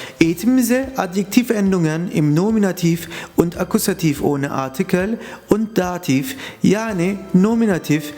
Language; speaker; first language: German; non-native, fluent; Turkish